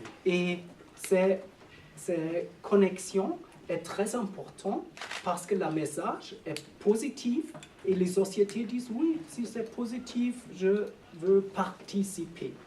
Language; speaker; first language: French; non-native, learner; German